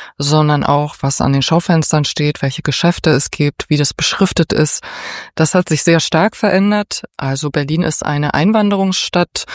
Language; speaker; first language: German; native; German